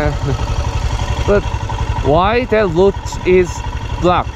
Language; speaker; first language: English; non-native, learner; Korean